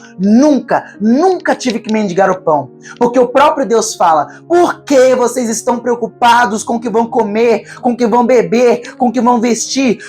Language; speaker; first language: Portuguese; native; Portuguese